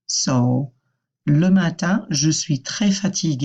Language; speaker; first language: French; non-native, fluent; English